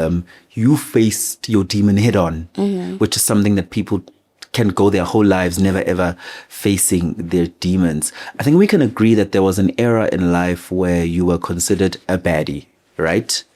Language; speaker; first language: English; non-native, local second language; Zulu